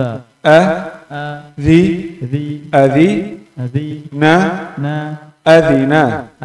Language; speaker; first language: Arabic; non-native, fluent; Indonesian